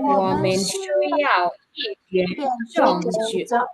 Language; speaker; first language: Chinese; non-native, learner; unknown